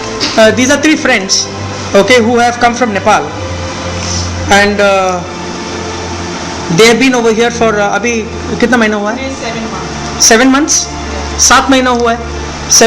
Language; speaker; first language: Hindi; non-native, local second language; Konkani